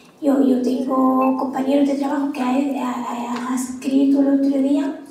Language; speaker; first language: Spanish; non-native, fluent; Arabic